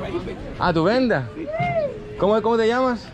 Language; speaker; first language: Spanish; non-native, learner; Greek